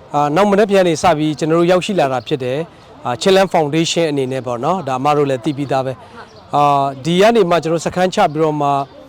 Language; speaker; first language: Burmese; non-native, local second language; Hakha Chin